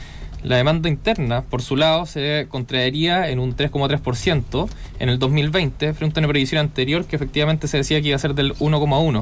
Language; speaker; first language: Spanish; native; Spanish